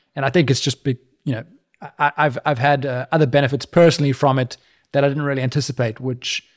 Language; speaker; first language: English; native; English